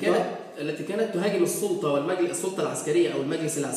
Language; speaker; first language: Arabic; native; Arabic